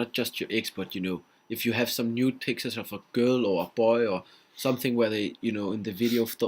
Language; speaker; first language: English; non-native, fluent; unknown